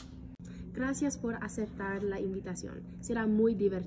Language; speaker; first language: Spanish; non-native, learner; English